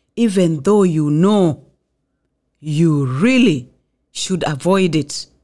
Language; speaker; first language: English; non-native, local second language; Swahili